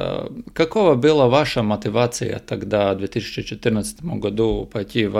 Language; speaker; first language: Russian; non-native, local second language; Latvian